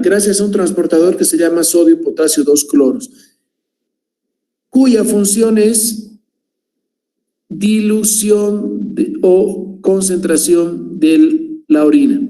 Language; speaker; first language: Spanish; native; Spanish